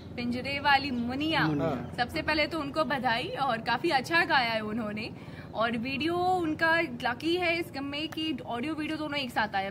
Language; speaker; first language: Hindi; native; Hindi